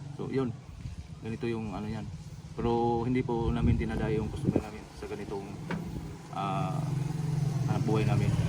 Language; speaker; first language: Filipino; non-native, local second language; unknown